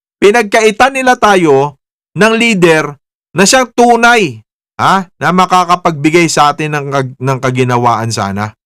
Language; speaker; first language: Filipino; native; Filipino